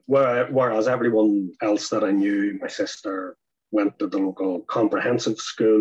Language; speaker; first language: English; native; English